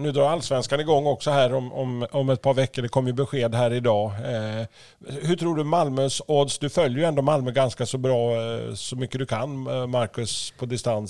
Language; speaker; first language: Swedish; native; Swedish